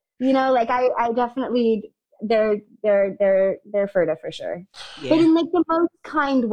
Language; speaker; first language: English; native; English